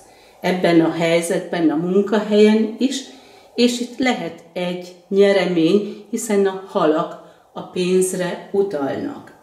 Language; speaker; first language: Hungarian; native; Hungarian